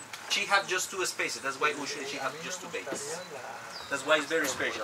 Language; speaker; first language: English; non-native, learner; Spanish